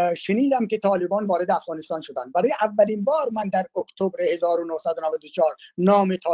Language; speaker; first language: Persian; native; Persian